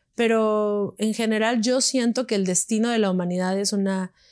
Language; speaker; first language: Spanish; native; Spanish